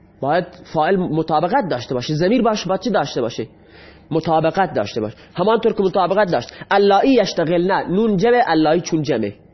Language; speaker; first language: Persian; non-native, local second language; Baluchi